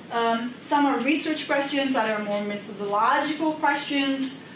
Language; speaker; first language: English; non-native, fluent; Indonesian